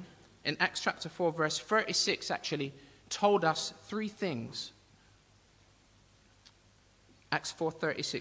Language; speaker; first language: English; native; English